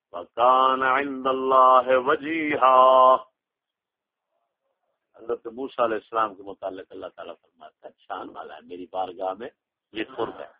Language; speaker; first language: Urdu; non-native, local second language; Punjabi